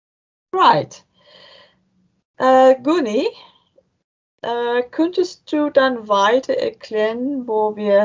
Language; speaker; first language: German; non-native, learner; English